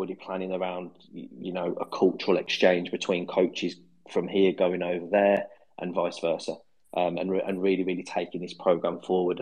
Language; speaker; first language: English; native; English